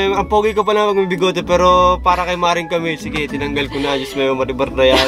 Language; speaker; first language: Filipino; native; Filipino